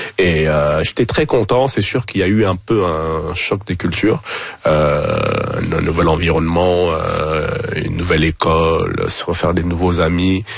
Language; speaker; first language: French; early bilingual, other home language; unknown